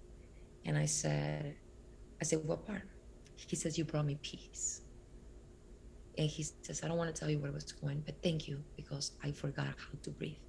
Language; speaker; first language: English; non-native, fluent; Spanish